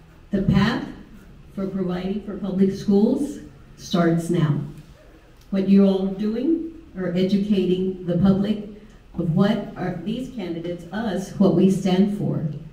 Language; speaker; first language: English; early bilingual, other home language; Spanish